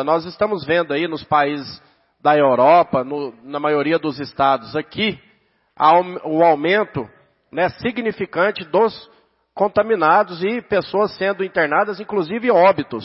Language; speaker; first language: Portuguese; native; Portuguese